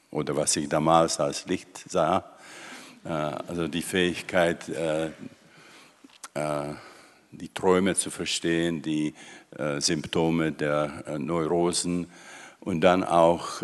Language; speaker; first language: German; non-native, fluent; Czech